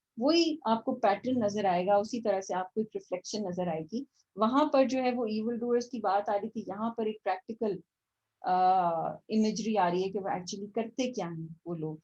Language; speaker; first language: Urdu; native; Urdu